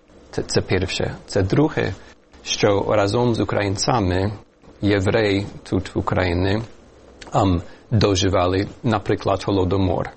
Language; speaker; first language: Ukrainian; non-native, fluent; English